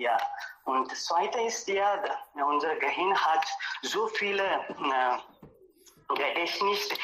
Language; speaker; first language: German; non-native, learner; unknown